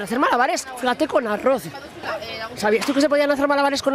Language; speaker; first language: Spanish; native; Spanish